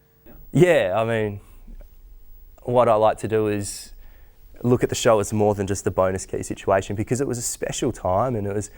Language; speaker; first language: English; native; English